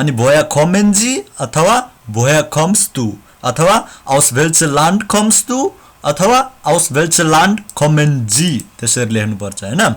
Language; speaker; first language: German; non-native, learner; Nepali